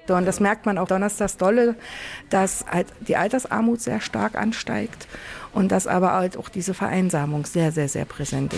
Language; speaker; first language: German; native; German